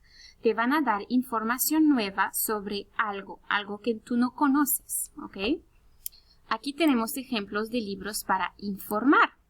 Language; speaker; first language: Spanish; early bilingual, heritage; Spanish